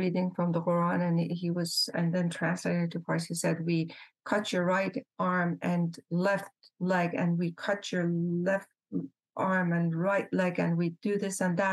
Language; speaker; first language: English; non-native, fluent; Persian